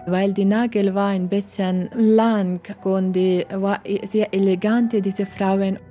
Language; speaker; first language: German; non-native, learner; Persian